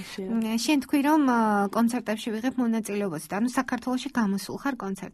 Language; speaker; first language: Georgian; native; Georgian